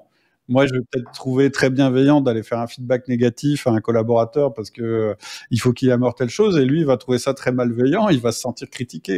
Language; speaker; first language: French; native; French